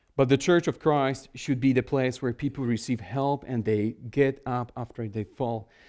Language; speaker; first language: English; non-native, fluent; Polish